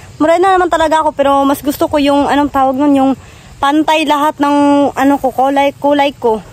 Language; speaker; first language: Filipino; non-native, local second language; Cebuano